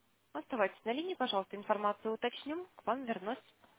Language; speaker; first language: Russian; native; Russian